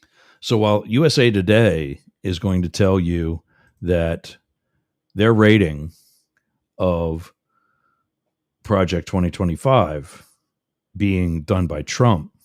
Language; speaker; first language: English; native; English